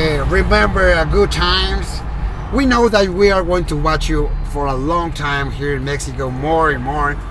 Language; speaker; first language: English; non-native, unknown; Spanish